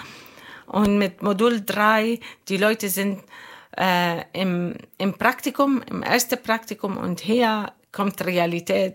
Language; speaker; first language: German; non-native, learner; Arabic